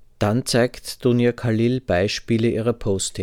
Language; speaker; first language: German; native; German